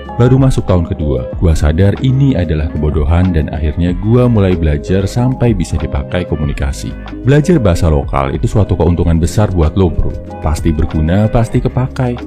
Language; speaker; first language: Indonesian; native; Indonesian